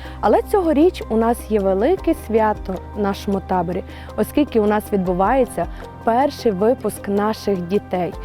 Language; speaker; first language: Ukrainian; native; Ukrainian